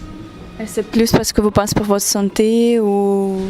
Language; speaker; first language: French; non-native, learner; Chinese